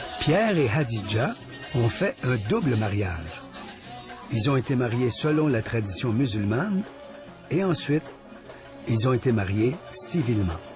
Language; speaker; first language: French; native; French